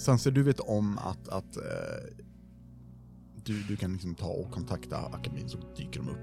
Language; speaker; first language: Swedish; native; Swedish